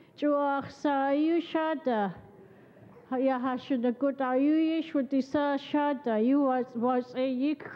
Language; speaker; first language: English; native; English